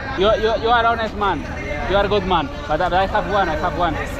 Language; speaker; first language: English; non-native, learner; Spanish